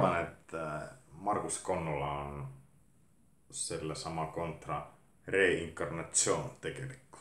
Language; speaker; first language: Estonian; non-native, fluent; Finnish